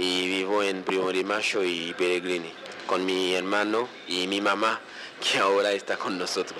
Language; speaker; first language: Spanish; non-native, local second language; Haitian Creole